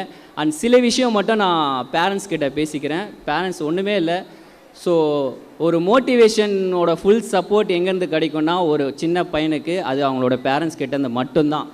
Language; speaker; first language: Tamil; native; Tamil